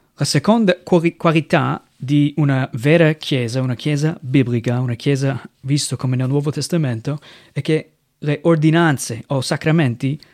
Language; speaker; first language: Italian; non-native, fluent; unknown